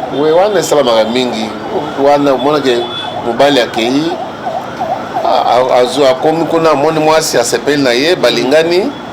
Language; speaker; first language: Lingala; native; Lingala